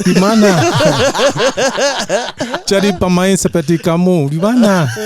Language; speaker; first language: Indonesian; non-native, fluent; English